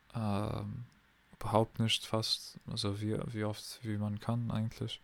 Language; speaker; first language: German; non-native, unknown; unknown